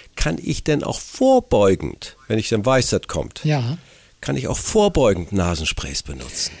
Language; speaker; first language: German; native; German